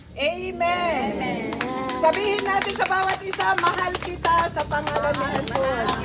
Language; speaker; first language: Filipino; non-native, local second language; Iloko